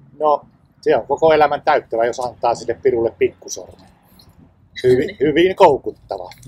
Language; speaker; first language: Finnish; native; Finnish